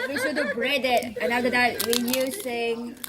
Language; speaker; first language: English; non-native, learner; Vietnamese